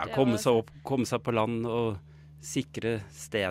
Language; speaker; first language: Norwegian; native; Norwegian